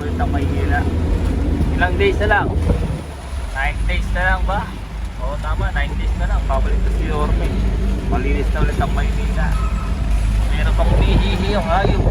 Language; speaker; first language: Filipino; native; Filipino